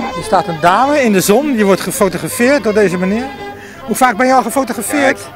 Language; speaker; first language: Dutch; native; Dutch